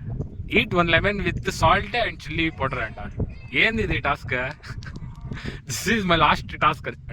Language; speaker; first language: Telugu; non-native, local second language; Urdu